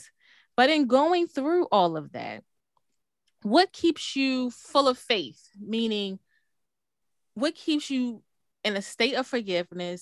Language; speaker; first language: English; native; English